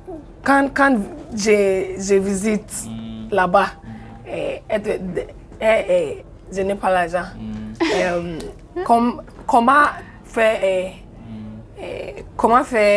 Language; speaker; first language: French; non-native, learner; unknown